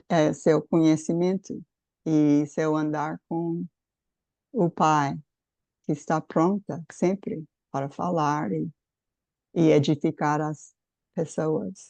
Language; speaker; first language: Portuguese; non-native, fluent; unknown